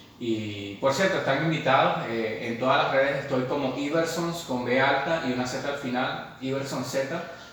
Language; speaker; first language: Spanish; native; Spanish